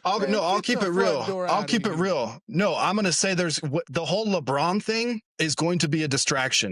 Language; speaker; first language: English; native; English